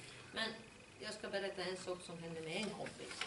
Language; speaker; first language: Swedish; non-native, fluent; Spanish